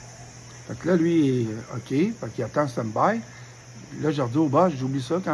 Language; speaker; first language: French; native; French